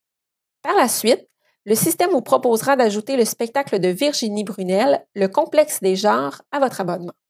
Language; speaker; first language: French; native; French